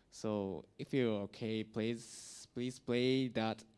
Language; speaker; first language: English; non-native, learner; Japanese